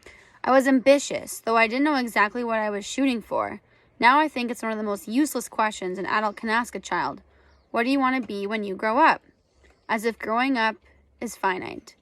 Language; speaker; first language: English; native; English